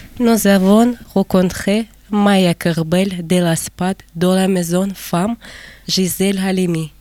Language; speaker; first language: French; non-native, learner; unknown